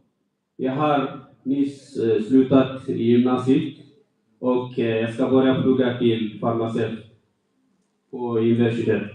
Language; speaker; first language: Swedish; non-native, fluent; Tigrinya